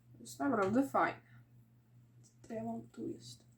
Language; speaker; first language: Polish; native; Polish